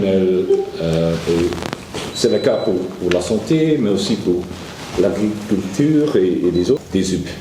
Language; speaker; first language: French; non-native, learner; Dutch